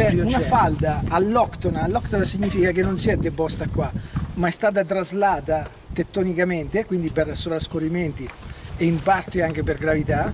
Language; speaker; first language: Italian; native; Italian